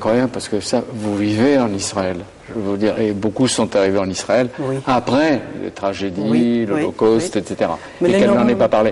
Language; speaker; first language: French; native; French